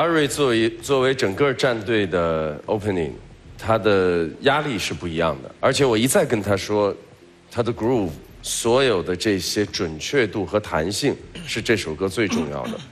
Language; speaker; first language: Chinese; native; Chinese